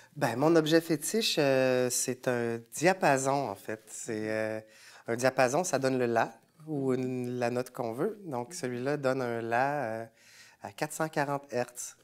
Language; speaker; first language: French; native; French